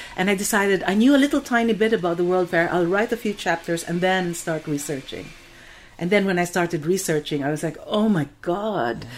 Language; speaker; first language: English; non-native, local second language; Filipino